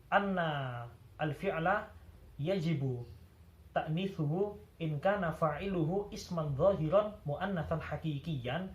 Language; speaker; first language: Arabic; non-native, learner; Javanese